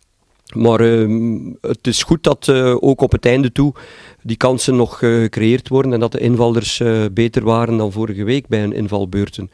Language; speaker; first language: Dutch; native; Dutch